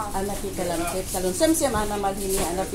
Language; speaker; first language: Arabic; non-native, learner; Filipino